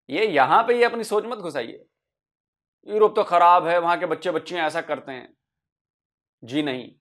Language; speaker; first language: Hindi; native; Hindi